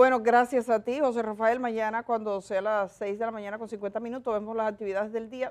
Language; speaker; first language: Spanish; native; Spanish